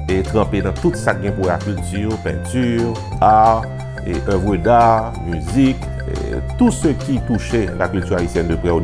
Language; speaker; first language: French; non-native, local second language; Haitian Creole